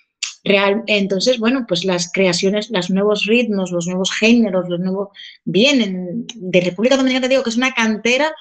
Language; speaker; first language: Spanish; native; Spanish